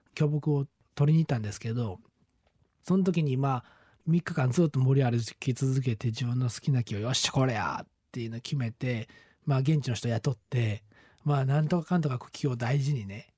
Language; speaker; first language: Japanese; native; Japanese